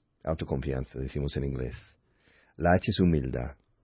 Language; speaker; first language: Spanish; non-native, fluent; English